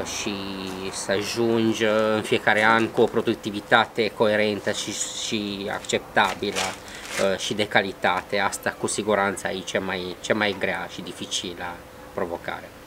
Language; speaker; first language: Romanian; non-native, fluent; Italian